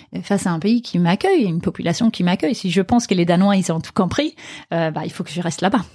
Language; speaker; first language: French; non-native, fluent; Danish